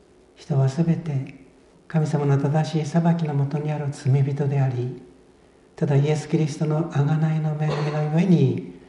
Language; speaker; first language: Japanese; native; Japanese